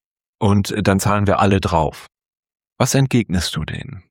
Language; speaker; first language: German; native; German